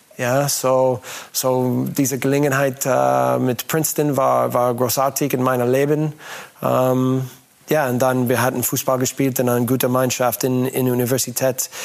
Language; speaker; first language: German; non-native, learner; English